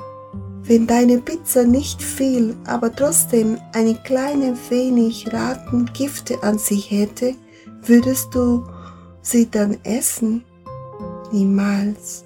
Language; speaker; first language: German; non-native, fluent; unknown